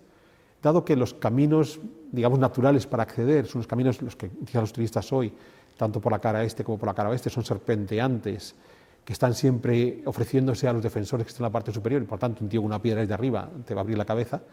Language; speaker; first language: Spanish; native; Spanish